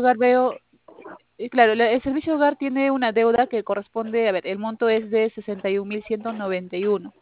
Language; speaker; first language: Spanish; native; Spanish